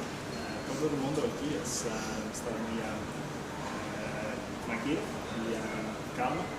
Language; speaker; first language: Spanish; non-native, learner; English